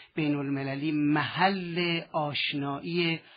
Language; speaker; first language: Persian; native; Persian